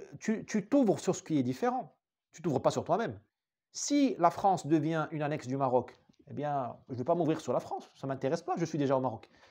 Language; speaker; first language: French; non-native, local second language; Arabic